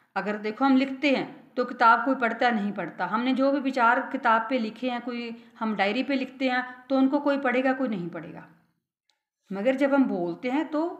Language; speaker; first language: Hindi; non-native, local second language; Punjabi